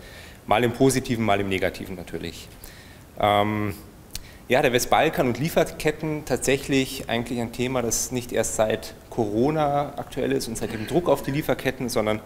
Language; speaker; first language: German; native; German